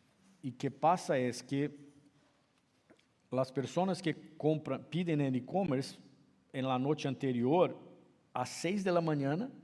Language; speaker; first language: Spanish; non-native, fluent; Portuguese